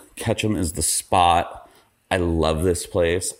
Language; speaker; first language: English; native; English